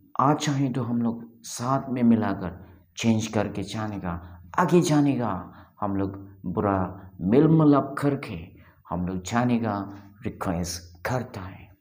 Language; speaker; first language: Hindi; non-native, local second language; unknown